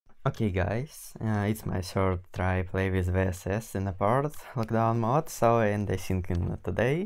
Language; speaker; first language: English; non-native, learner; Russian